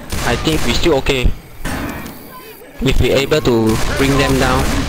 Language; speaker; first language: English; non-native, local second language; Chinese